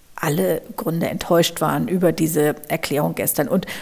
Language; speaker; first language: German; native; German